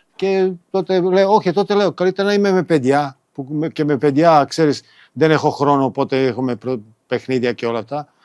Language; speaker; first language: Greek; non-native, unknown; Serbian